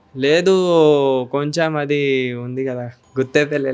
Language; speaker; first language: Telugu; non-native, local second language; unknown